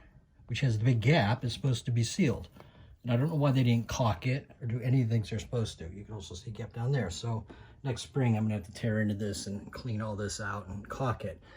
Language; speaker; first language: English; native; English